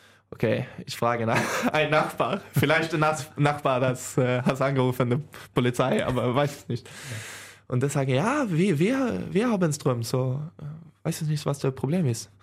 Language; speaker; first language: German; non-native, learner; Swedish